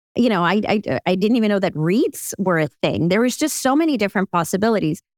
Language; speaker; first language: English; early bilingual, other home language; Ukrainian